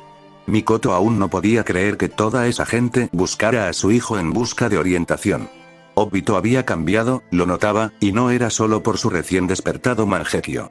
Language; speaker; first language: Spanish; native; Spanish